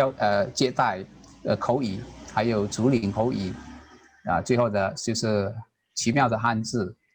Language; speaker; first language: Chinese; non-native, learner; Indonesian